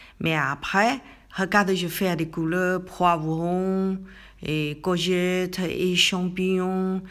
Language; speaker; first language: French; non-native, learner; Chinese